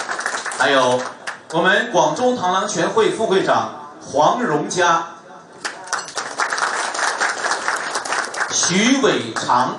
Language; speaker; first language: Chinese; native; Chinese